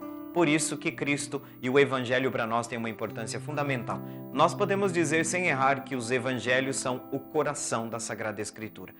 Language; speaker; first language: Portuguese; native; Portuguese